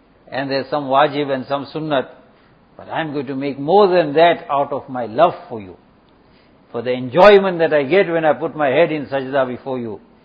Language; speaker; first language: English; native; English